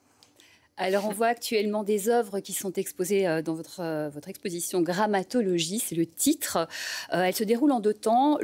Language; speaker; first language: French; native; French